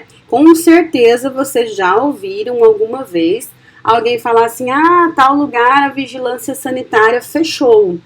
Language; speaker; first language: Portuguese; native; Portuguese